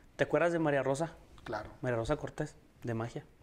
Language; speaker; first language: Spanish; native; Spanish